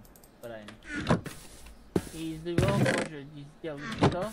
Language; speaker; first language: Russian; non-native, learner; English